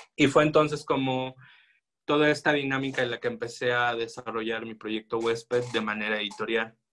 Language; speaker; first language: Spanish; native; Spanish